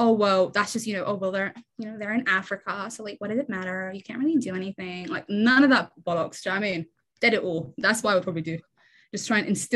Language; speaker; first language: English; native; English